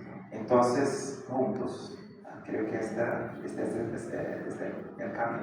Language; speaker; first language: Spanish; non-native, fluent; Portuguese